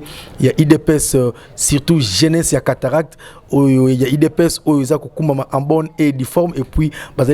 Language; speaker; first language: French; non-native, local second language; Lingala